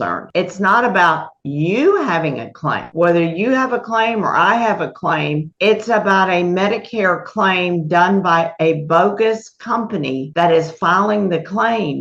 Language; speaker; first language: English; native; English